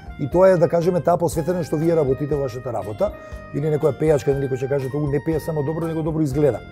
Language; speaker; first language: Macedonian; native; Macedonian